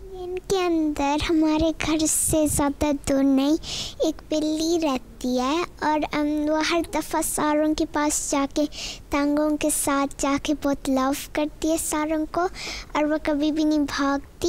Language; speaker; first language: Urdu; early bilingual, heritage; Urdu